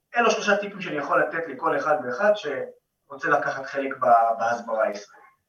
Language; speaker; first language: Hebrew; non-native, local second language; Arabic